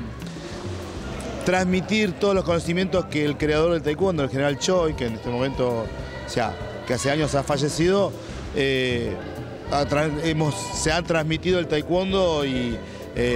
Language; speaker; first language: Spanish; native; Spanish